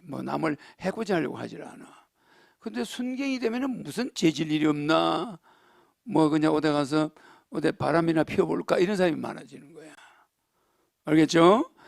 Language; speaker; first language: Korean; native; Korean